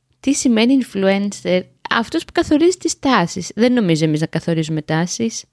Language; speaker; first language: Greek; native; Greek